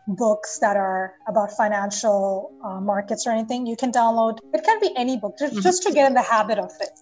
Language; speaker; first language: English; non-native, local second language; Bangla